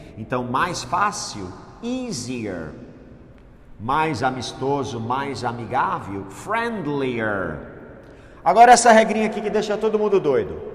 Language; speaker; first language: Portuguese; non-native, fluent; English